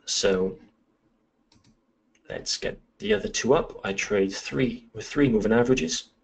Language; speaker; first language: English; native; English